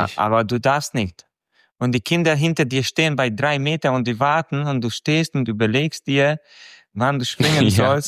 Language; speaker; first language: German; non-native, fluent; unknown